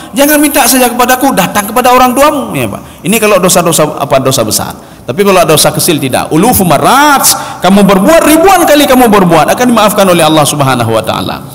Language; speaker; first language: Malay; non-native, local second language; Achinese